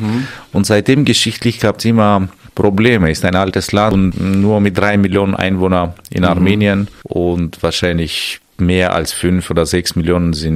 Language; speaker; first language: German; non-native, fluent; Armenian